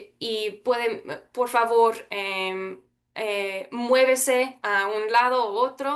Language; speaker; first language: Spanish; early bilingual, heritage; Spanish